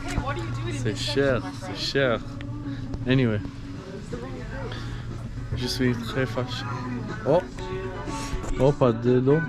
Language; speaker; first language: French; non-native, learner; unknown